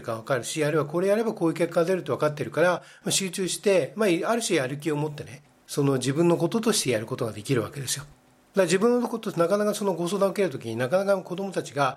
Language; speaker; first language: Japanese; native; Japanese